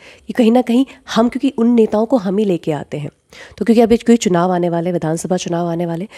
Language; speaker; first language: Hindi; native; Hindi